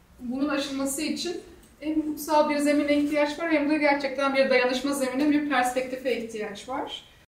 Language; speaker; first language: Turkish; native; Turkish